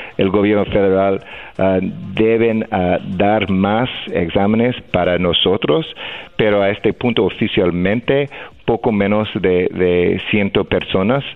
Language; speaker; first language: Spanish; non-native, fluent; English